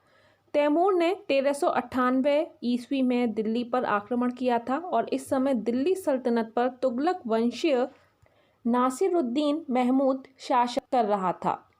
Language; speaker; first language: Hindi; native; Hindi